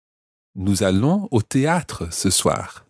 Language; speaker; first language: French; non-native, fluent; English